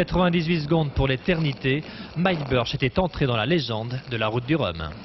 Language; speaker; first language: French; native; French